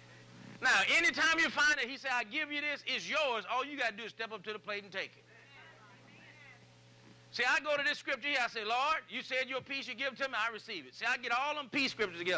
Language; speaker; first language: English; native; English